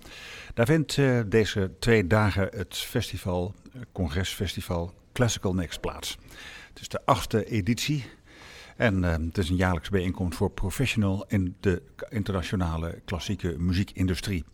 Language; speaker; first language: Dutch; native; Dutch